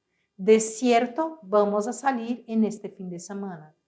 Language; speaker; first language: Spanish; non-native, fluent; Portuguese